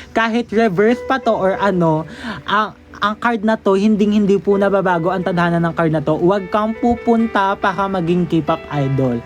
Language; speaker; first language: Filipino; native; Filipino